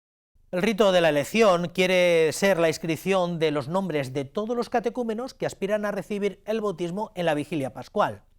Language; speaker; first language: Spanish; native; Spanish